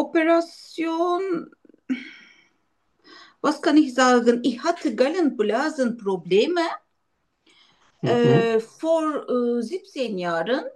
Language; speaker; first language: German; non-native, learner; Turkish